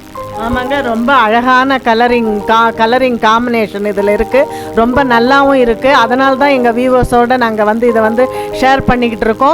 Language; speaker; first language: Tamil; native; Tamil